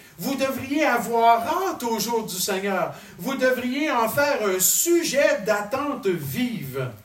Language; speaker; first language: French; native; French